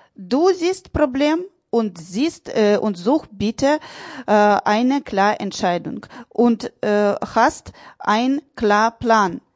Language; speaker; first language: German; non-native, learner; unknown